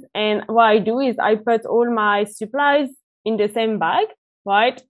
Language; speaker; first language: English; non-native, fluent; French